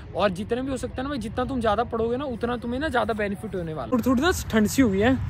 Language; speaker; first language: Hindi; native; Hindi